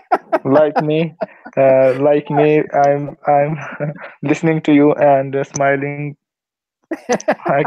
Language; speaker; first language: English; non-native, learner; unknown